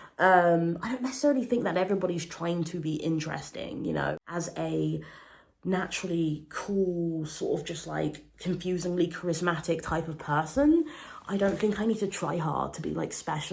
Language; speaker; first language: English; native; English